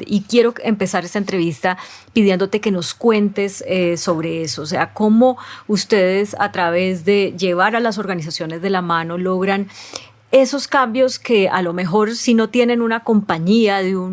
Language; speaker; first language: Spanish; native; Spanish